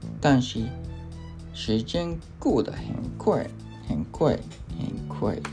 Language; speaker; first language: Chinese; non-native, learner; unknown